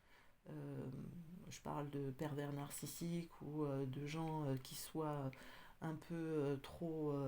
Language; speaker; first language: French; native; French